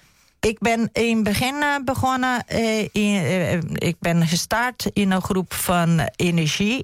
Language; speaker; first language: Dutch; non-native, fluent; Portuguese